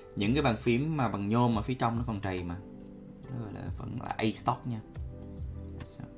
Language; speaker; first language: English; non-native, fluent; Vietnamese